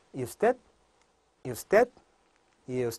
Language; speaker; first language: Spanish; non-native, fluent; Korean